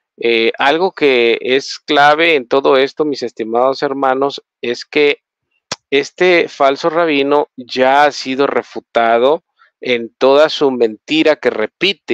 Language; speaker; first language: Spanish; native; Spanish